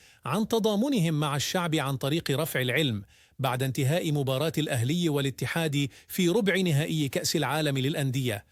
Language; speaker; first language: Arabic; native; Arabic